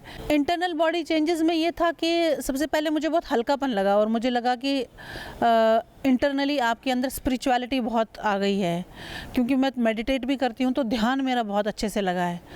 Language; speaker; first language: Hindi; native; Hindi